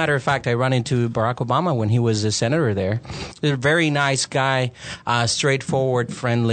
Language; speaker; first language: English; non-native, fluent; Spanish